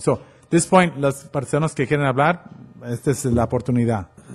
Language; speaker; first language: Spanish; early bilingual, heritage; Spanish